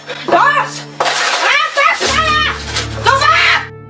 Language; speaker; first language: German; native; German